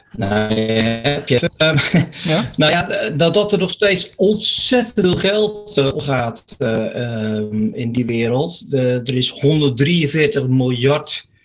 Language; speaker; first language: Dutch; native; Dutch